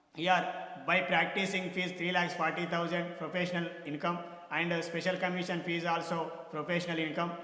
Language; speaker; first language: English; non-native, local second language; Telugu